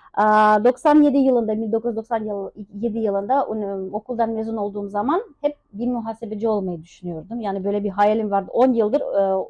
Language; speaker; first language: Turkish; non-native, fluent; Russian